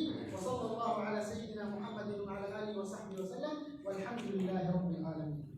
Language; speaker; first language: Arabic; native; Arabic